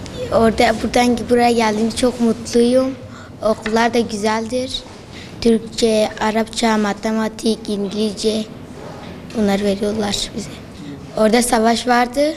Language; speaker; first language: Turkish; non-native, learner; Arabic